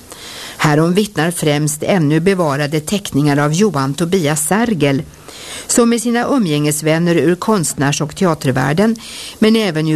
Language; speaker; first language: Swedish; native; Swedish